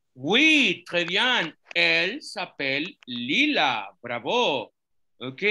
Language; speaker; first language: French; non-native, fluent; Spanish